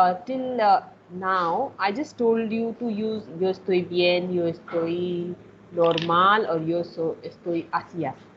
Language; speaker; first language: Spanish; non-native, fluent; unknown